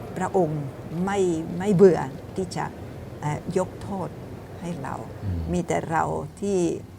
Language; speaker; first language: Thai; non-native, fluent; Spanish